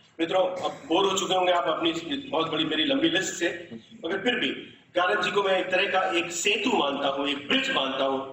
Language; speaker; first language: Hindi; native; Hindi